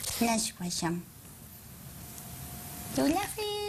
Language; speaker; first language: English; non-native, learner; Dutch